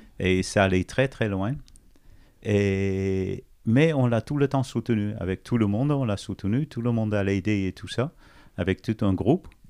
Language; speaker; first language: French; non-native, fluent; Dutch